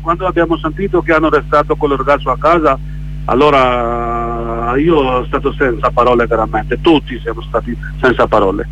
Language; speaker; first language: Italian; non-native, learner; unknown